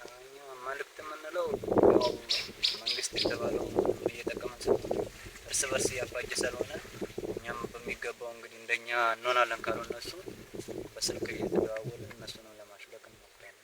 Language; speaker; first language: Amharic; non-native, local second language; Oromo